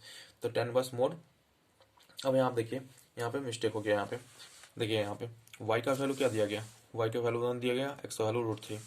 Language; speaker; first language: Hindi; native; Hindi